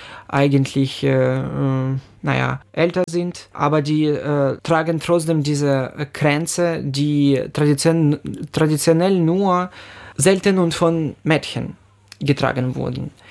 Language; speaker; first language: German; non-native, fluent; Ukrainian